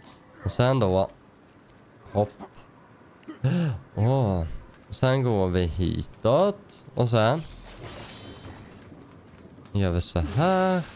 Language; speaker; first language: Swedish; native; Swedish